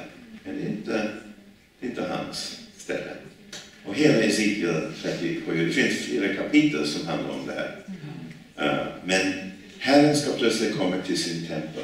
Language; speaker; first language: Swedish; non-native, fluent; English